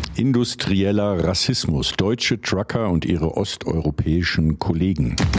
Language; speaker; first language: German; native; German